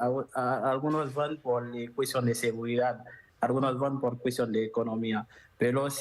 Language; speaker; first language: Spanish; non-native, fluent; Haitian Creole